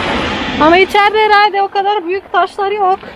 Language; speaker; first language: Turkish; non-native, fluent; Slovenian